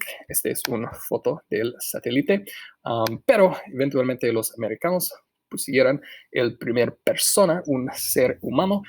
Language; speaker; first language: Spanish; non-native, fluent; English